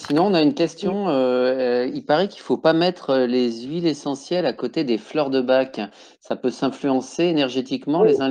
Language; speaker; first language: French; native; French